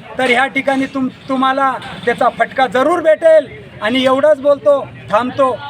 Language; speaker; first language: Marathi; native; Marathi